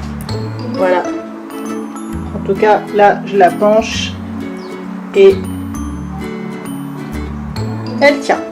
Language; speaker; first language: French; native; French